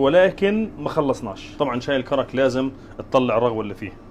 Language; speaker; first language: Arabic; native; Arabic